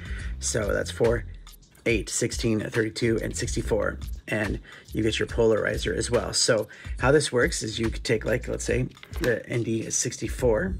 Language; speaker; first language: English; native; English